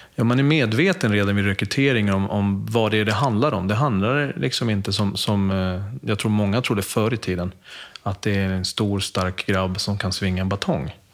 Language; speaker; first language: Swedish; early bilingual, other home language; Spanish